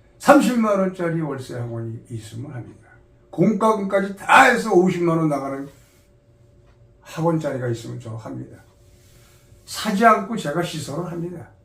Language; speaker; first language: Korean; native; Korean